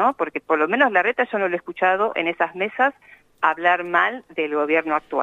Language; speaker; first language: Spanish; native; Spanish